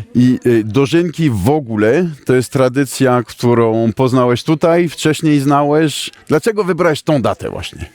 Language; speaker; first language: Polish; non-native, fluent; French